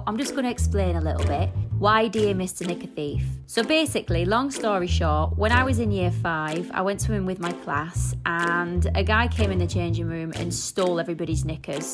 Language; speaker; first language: English; native; English